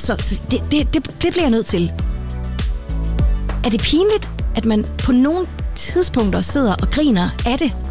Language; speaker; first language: Danish; native; Danish